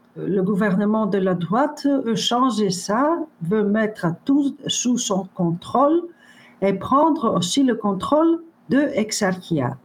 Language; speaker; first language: French; non-native, fluent; Greek